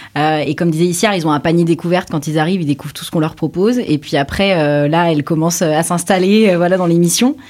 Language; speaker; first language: French; native; French